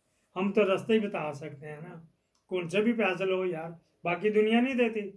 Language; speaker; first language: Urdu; non-native, local second language; Punjabi